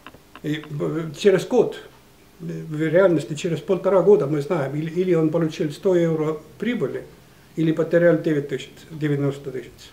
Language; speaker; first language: Russian; non-native, local second language; Estonian